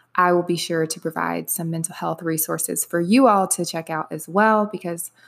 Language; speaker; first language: English; native; English